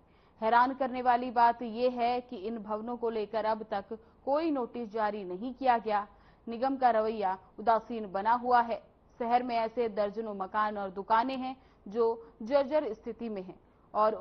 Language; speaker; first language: Hindi; native; Hindi